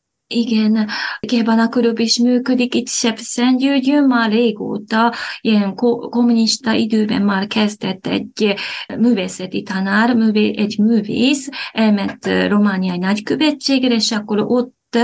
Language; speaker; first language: Hungarian; non-native, fluent; Japanese